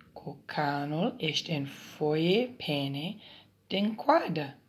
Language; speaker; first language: Romanian; non-native, learner; English